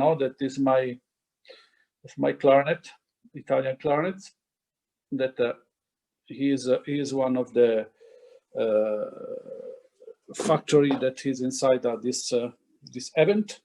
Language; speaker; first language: English; non-native, fluent; Italian